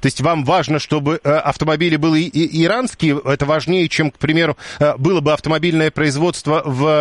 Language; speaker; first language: Russian; native; Russian